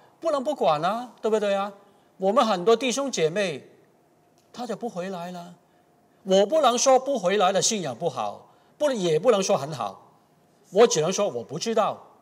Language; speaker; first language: Chinese; non-native, local second language; Cantonese